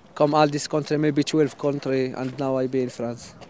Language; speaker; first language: English; non-native, fluent; Arabic